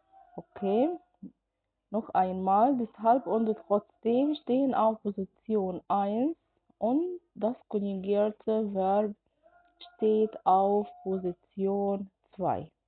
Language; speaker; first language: German; non-native, fluent; Arabic